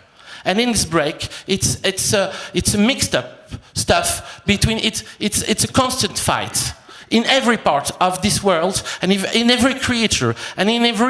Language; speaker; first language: English; non-native, fluent; French